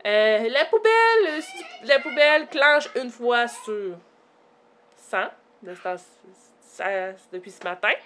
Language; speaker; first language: French; native; French